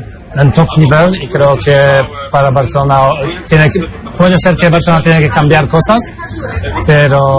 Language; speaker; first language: Spanish; non-native, learner; Polish